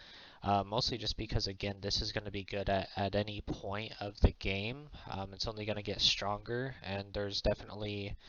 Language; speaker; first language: English; native; English